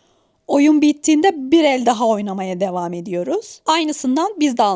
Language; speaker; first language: Turkish; native; Turkish